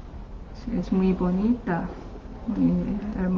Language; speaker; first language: Spanish; non-native, learner; Chinese